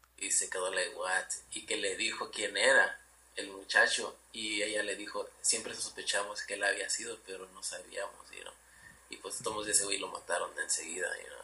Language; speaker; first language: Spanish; early bilingual, heritage; Spanish